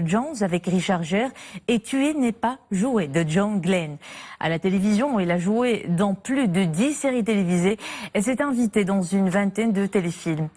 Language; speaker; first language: French; non-native, local second language; Arabic